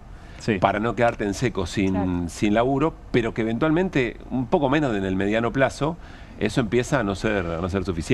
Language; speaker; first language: Spanish; native; Spanish